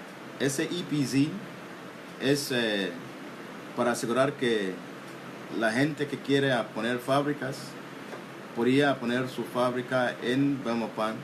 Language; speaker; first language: Spanish; non-native, local second language; English